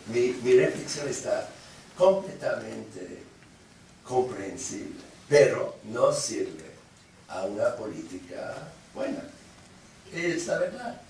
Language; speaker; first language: Spanish; non-native, fluent; English